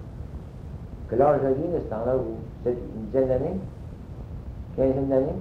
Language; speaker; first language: French; native; French